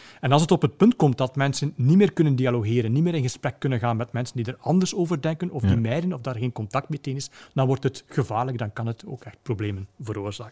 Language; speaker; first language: Dutch; native; Dutch